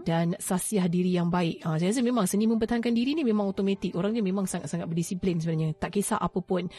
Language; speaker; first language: Malay; native; Malay